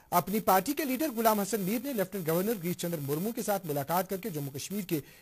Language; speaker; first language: Urdu; non-native, local second language; Kashmiri